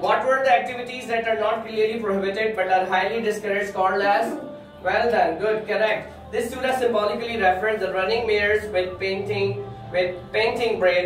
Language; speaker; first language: English; non-native, local second language; Urdu